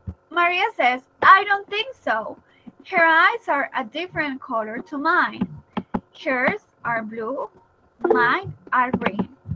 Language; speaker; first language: English; non-native, fluent; Spanish